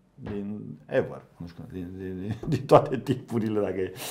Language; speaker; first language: Romanian; native; Romanian